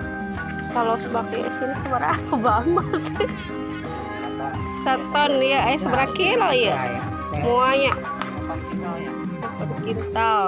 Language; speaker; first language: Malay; non-native, local second language; Sundanese